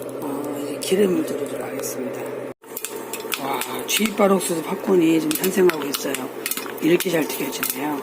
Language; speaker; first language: Korean; native; Korean